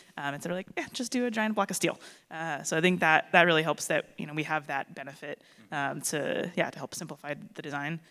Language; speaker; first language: English; native; English